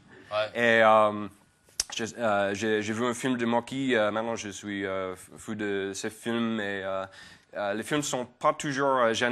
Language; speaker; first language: French; non-native, fluent; English